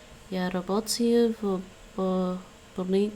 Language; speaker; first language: Russian; non-native, learner; English